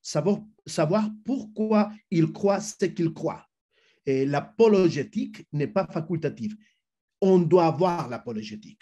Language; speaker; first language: French; non-native, fluent; Spanish